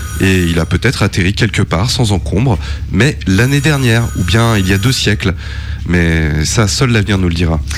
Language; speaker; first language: French; native; French